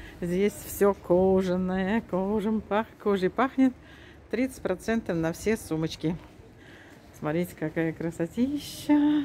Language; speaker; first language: Russian; native; Russian